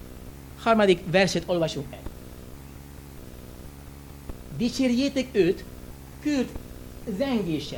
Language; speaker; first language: Hungarian; non-native, learner; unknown